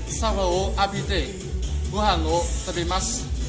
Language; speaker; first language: Japanese; non-native, learner; Vietnamese